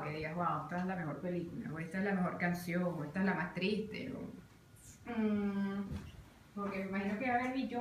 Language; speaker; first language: Spanish; native; Spanish